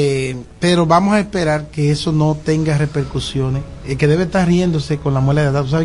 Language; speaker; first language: Spanish; native; Spanish